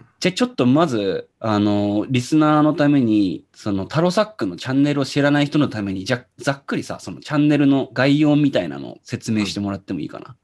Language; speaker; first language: Japanese; native; Japanese